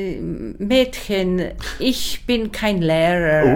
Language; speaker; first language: German; non-native, learner; Czech